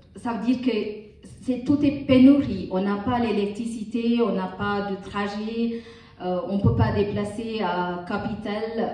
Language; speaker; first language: French; non-native, learner; Tamil